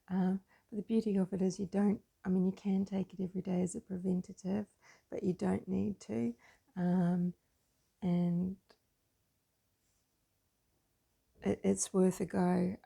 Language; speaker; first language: English; native; English